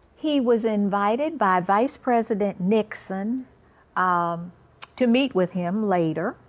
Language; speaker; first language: English; native; English